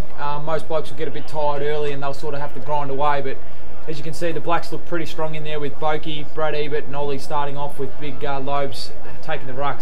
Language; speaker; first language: English; native; English